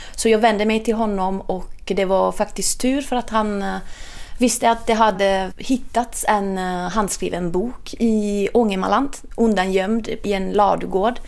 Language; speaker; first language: Swedish; non-native, fluent; Italian